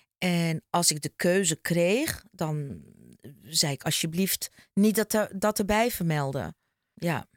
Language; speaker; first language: Dutch; early bilingual, other home language; Turkish